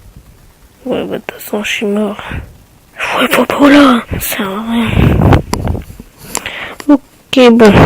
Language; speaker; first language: French; native; French